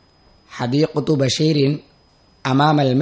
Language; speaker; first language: Arabic; non-native, learner; Bangla